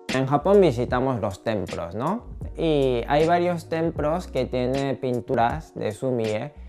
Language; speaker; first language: Spanish; non-native, fluent; Japanese